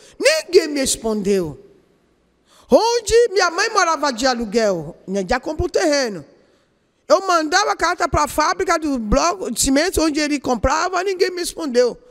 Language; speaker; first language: Portuguese; non-native, learner; Yoruba